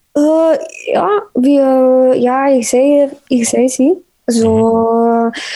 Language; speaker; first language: German; non-native, learner; Ukrainian